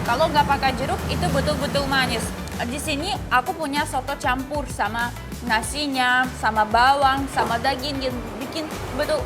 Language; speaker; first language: Indonesian; non-native, fluent; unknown